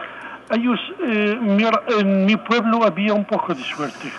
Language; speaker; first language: Spanish; non-native, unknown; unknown